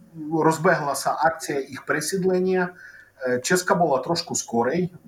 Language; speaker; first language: Slovak; non-native, local second language; Rusyn